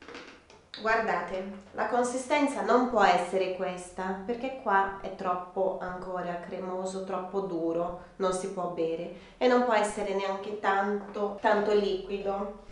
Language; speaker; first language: Italian; non-native, fluent; Portuguese